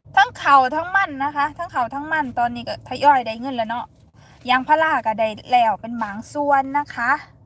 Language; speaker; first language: Thai; native; Thai